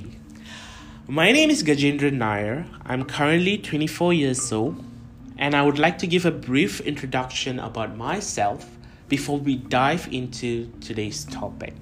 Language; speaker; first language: English; non-native, local second language; Tamil